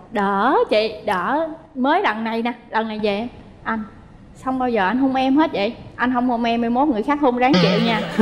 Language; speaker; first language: Vietnamese; native; Vietnamese